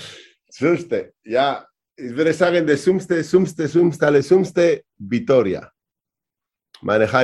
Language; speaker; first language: German; non-native, learner; Spanish